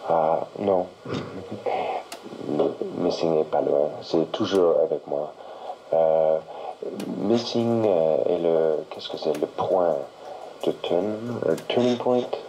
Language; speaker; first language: French; non-native, learner; English